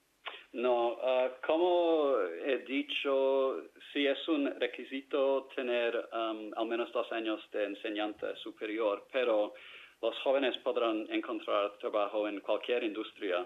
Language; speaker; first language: Spanish; non-native, fluent; English